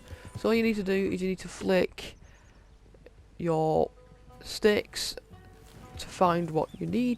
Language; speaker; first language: English; native; English